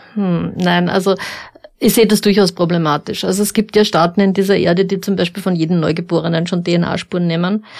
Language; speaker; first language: German; native; German